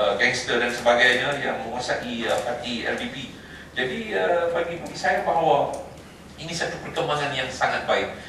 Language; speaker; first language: Malay; native; Malay